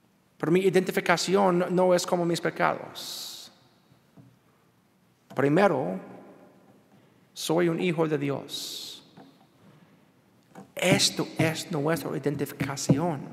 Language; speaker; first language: Spanish; non-native, learner; English